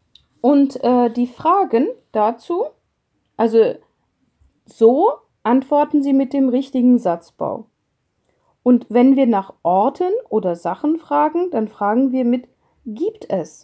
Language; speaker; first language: German; non-native, fluent; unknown